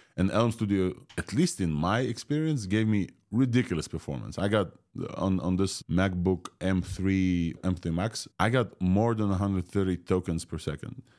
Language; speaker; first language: English; non-native, fluent; Russian